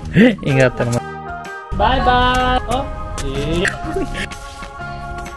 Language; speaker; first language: Filipino; non-native, learner; Hindi